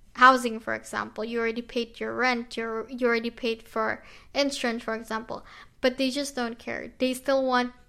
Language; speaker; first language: English; non-native, fluent; Indonesian